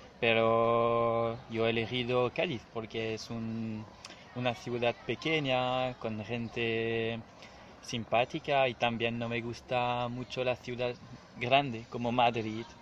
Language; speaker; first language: Spanish; non-native, learner; French